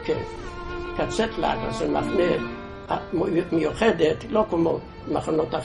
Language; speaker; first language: Hebrew; non-native, fluent; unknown